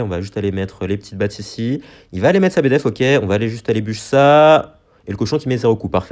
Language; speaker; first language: French; native; French